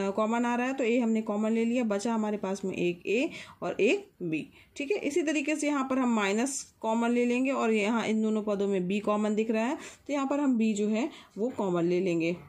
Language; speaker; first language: Hindi; native; Hindi